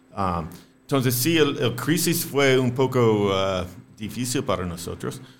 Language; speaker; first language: Spanish; non-native, fluent; English